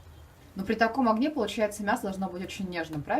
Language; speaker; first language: Russian; native; Russian